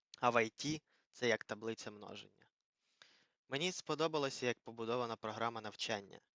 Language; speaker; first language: Ukrainian; native; Ukrainian